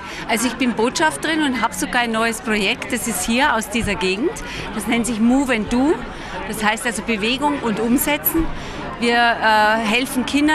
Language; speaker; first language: German; native; German